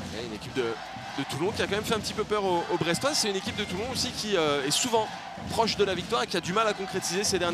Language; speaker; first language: French; native; French